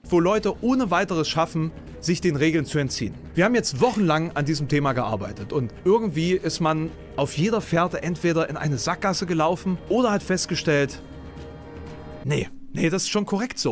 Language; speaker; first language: German; native; German